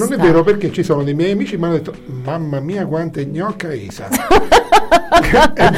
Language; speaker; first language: Italian; native; Italian